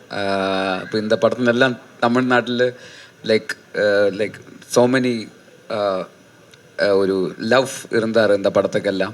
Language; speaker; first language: Tamil; non-native, learner; Malayalam